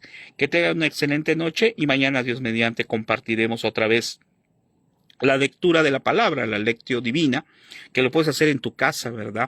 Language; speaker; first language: Spanish; native; Spanish